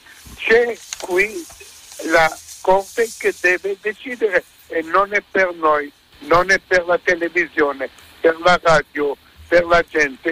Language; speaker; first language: Italian; non-native, fluent; Hebrew